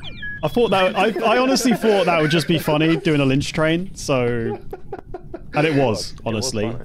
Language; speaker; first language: English; native; English